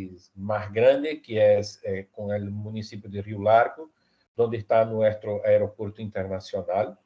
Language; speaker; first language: Spanish; non-native, fluent; Portuguese